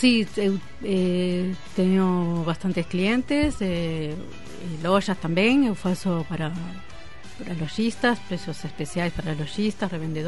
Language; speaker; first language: Portuguese; non-native, fluent; Spanish